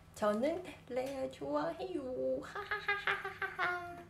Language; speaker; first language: Korean; non-native, learner; Portuguese